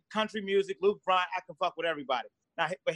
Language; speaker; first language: English; native; English